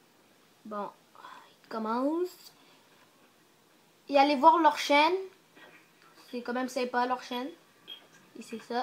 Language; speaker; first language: French; native; French